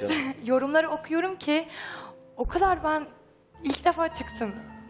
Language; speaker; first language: Turkish; non-native, fluent; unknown